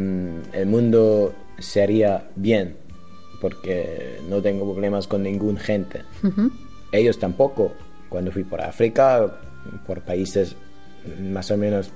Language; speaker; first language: Spanish; non-native, learner; German